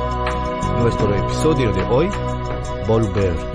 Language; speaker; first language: Spanish; non-native, fluent; Japanese